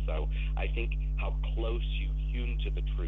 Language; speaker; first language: English; native; English